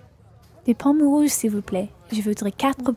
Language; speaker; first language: French; non-native, learner; English